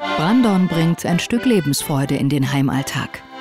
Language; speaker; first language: German; native; German